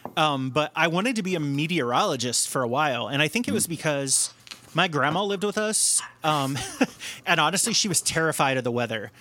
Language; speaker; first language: English; native; English